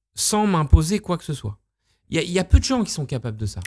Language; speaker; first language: French; native; French